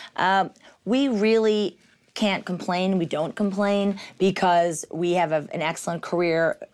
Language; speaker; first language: English; native; English